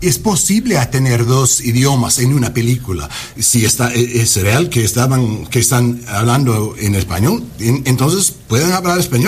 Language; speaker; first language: Spanish; non-native, learner; English